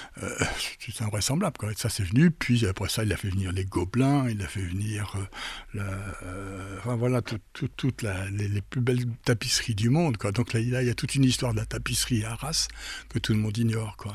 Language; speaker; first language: French; native; French